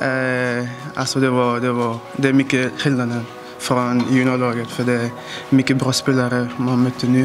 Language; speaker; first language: Swedish; non-native, fluent; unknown